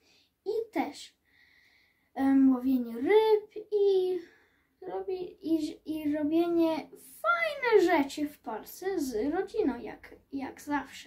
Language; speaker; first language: Polish; early bilingual, heritage; Polish